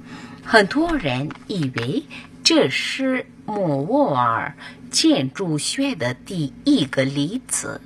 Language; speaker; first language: Chinese; non-native, fluent; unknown